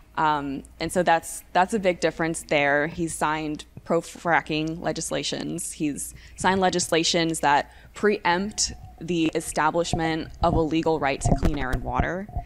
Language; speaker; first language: English; native; English